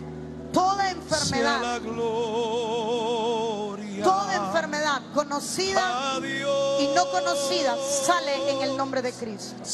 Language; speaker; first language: Spanish; native; Spanish